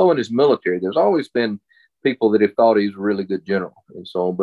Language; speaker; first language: English; native; English